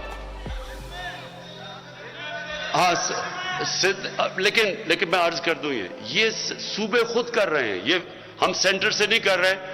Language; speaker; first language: Urdu; native; Urdu